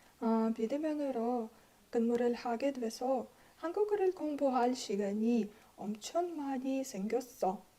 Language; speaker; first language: Korean; non-native, learner; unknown